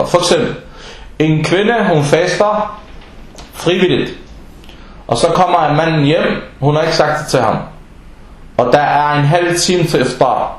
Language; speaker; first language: Danish; non-native, fluent; Arabic